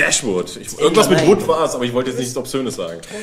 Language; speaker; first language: German; native; German